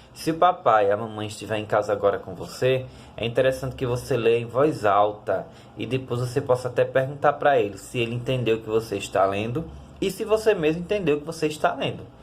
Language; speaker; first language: Portuguese; native; Portuguese